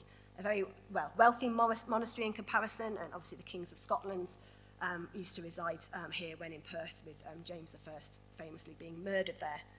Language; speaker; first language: English; native; English